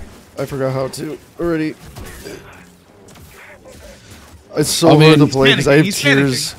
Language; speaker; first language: English; native; English